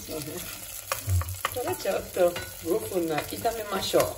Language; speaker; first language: Japanese; non-native, learner; Italian